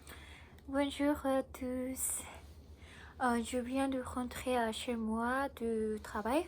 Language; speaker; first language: French; non-native, learner; Japanese